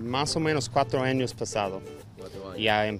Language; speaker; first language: Spanish; non-native, learner; English